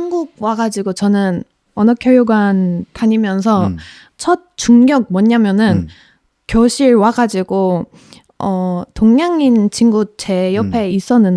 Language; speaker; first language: Korean; non-native, fluent; Polish